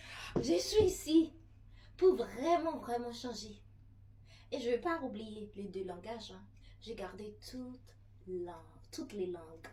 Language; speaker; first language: French; early bilingual, other home language; Haitian Creole